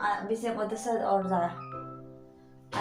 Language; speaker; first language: Turkish; non-native, learner; Filipino